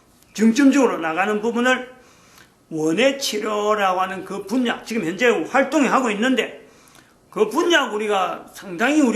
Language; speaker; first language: Korean; native; Korean